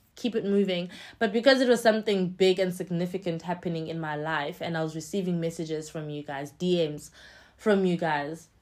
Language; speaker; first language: English; non-native, local second language; Xhosa